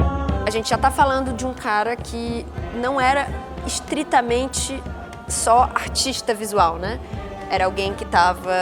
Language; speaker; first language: Portuguese; native; Portuguese